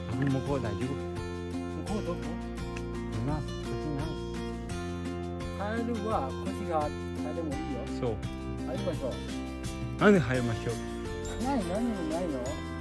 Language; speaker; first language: Japanese; non-native, learner; Nepali